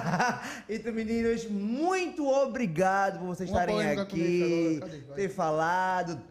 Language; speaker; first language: Portuguese; native; Portuguese